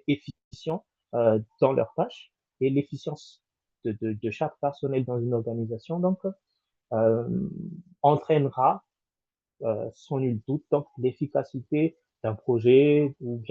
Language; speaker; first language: French; non-native, local second language; Malagasy